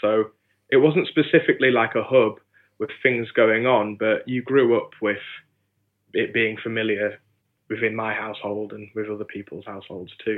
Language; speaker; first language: English; native; English